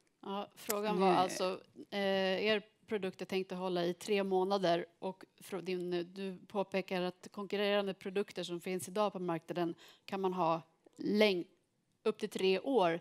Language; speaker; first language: Swedish; native; Swedish